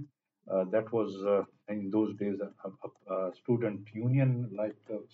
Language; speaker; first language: English; non-native, local second language; Pashto